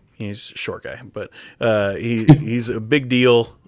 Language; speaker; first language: English; native; English